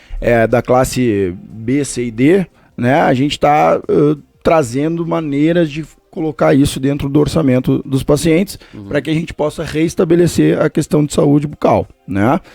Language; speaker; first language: Portuguese; native; Portuguese